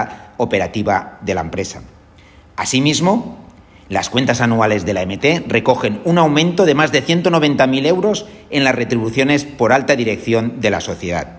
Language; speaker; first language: Spanish; native; Spanish